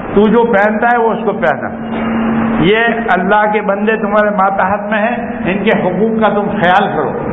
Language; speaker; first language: Urdu; non-native, local second language; Gujarati